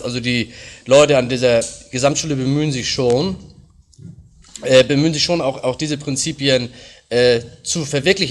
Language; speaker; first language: German; native; German